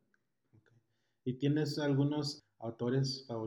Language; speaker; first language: Spanish; early bilingual, heritage; Spanish